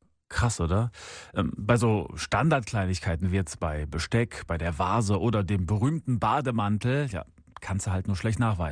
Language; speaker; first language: German; native; German